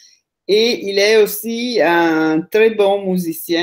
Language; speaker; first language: French; non-native, fluent; Italian